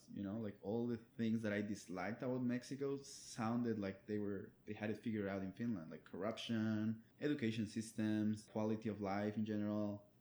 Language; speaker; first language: English; non-native, fluent; Spanish